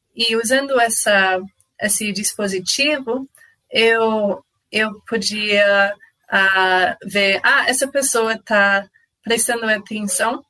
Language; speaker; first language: Portuguese; non-native, fluent; English